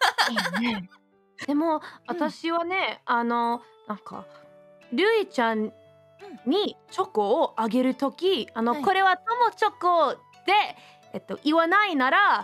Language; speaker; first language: Japanese; non-native, learner; English